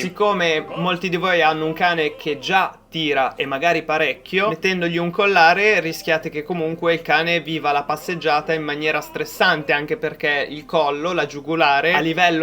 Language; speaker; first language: Italian; native; Italian